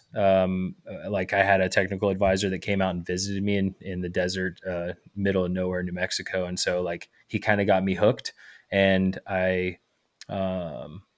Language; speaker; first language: English; native; English